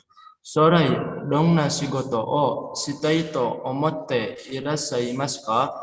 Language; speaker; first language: Japanese; non-native, learner; Indonesian